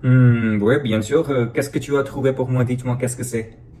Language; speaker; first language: French; non-native, fluent; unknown